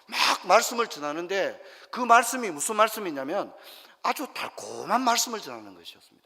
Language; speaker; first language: Korean; native; Korean